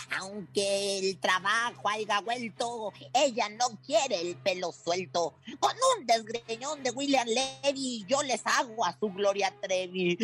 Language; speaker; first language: Spanish; native; Spanish